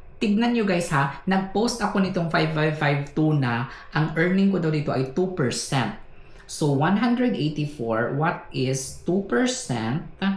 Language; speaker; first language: Filipino; non-native, local second language; Cebuano